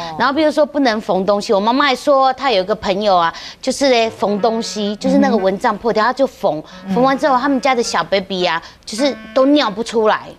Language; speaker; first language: Chinese; native; Chinese